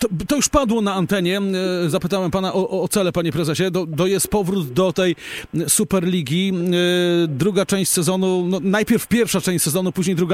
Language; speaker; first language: Polish; native; Polish